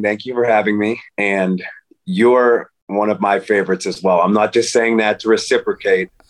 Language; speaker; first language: English; native; English